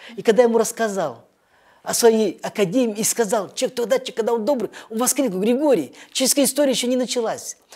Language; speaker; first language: Russian; native; Russian